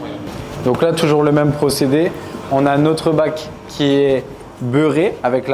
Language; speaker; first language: French; native; French